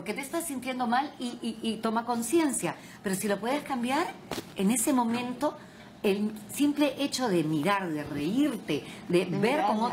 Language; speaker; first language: Spanish; native; Spanish